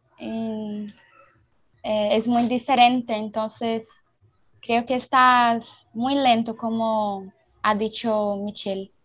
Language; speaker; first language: Spanish; non-native, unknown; Portuguese